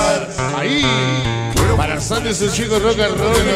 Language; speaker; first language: Spanish; native; Spanish